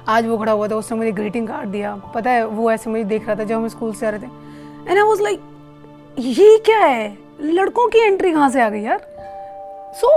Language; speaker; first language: Hindi; native; Hindi